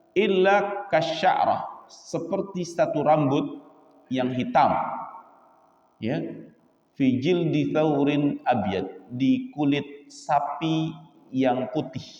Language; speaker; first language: Indonesian; native; Indonesian